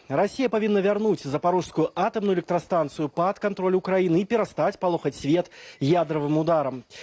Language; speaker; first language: Belarusian; native; Belarusian